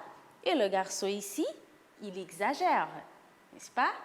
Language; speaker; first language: French; non-native, fluent; Portuguese